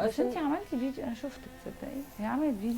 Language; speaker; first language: Arabic; native; Arabic